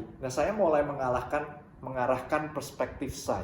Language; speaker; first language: Indonesian; native; Indonesian